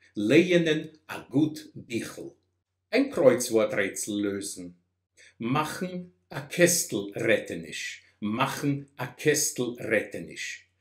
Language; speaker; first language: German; non-native, fluent; Russian